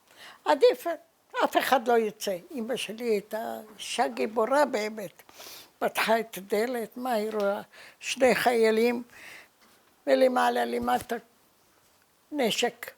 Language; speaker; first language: Hebrew; early bilingual, other home language; Arabic